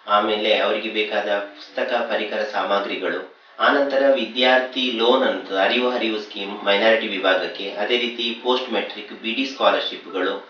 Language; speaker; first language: Kannada; native; Kannada